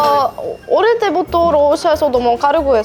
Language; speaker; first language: Korean; non-native, learner; Russian